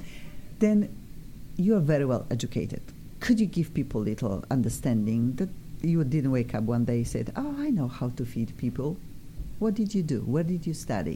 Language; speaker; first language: English; non-native, fluent; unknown